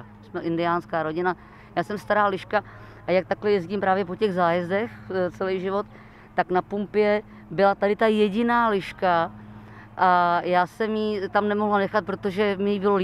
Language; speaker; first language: Czech; native; Czech